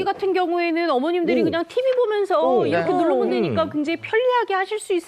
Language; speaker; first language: Korean; native; Korean